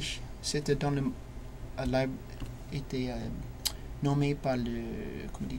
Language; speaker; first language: French; non-native, learner; English